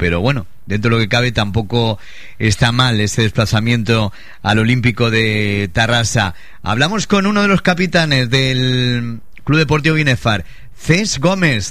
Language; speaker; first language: Spanish; native; Spanish